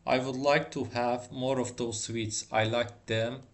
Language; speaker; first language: English; non-native, fluent; Azerbaijani